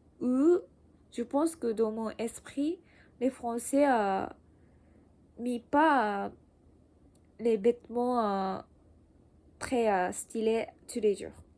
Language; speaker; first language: French; non-native, learner; Japanese